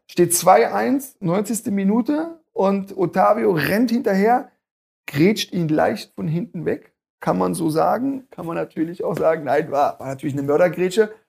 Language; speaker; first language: German; native; German